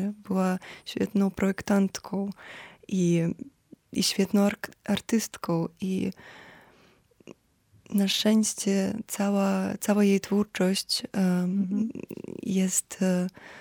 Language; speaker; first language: Polish; non-native, fluent; Ukrainian